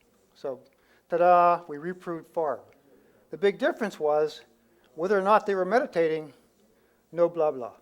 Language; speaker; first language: English; native; English